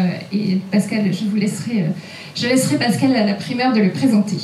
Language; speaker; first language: French; native; French